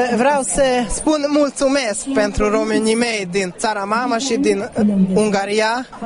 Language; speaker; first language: Romanian; non-native, learner; Hungarian